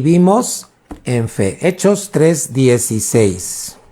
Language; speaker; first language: Spanish; native; Spanish